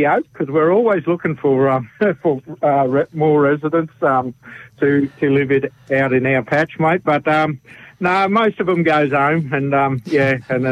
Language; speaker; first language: English; native; English